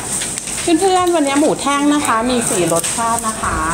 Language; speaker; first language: Thai; native; Thai